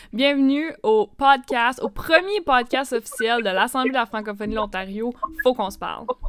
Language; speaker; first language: French; native; French